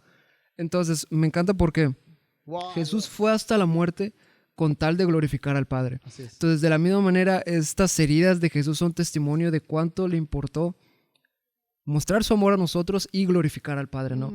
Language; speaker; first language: Spanish; native; Spanish